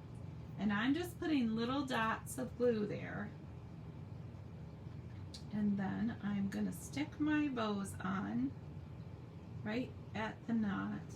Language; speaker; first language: English; native; English